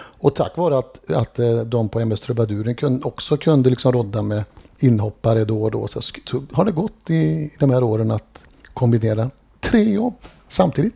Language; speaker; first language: Swedish; native; Swedish